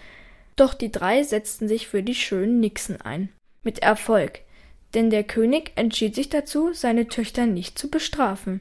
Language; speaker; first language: German; native; German